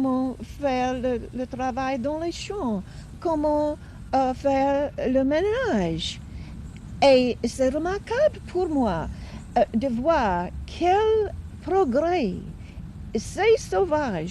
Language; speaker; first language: French; non-native, fluent; English